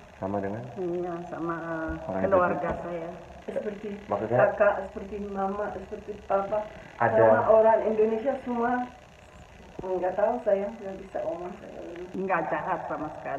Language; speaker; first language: Indonesian; non-native, learner; Amharic